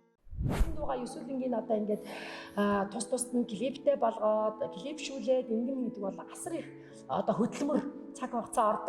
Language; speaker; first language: Mongolian; native; Mongolian